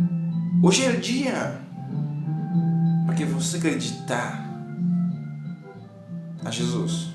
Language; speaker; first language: Portuguese; non-native, learner; Haitian Creole